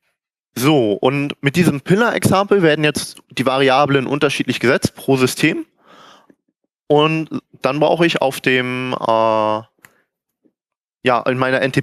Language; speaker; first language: German; native; German